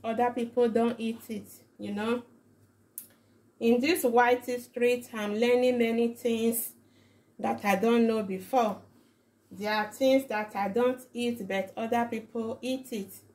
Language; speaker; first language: English; non-native, local second language; Bini